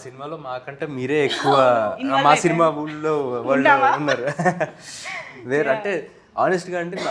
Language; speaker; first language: Telugu; native; Telugu